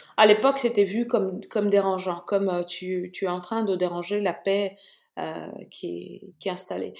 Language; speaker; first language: French; non-native, local second language; Bambara